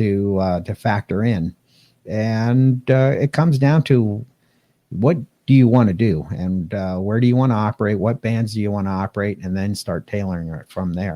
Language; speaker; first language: English; native; English